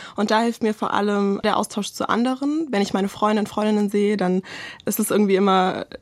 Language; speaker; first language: German; native; German